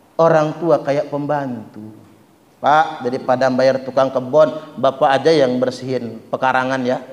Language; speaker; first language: Indonesian; non-native, local second language; Malay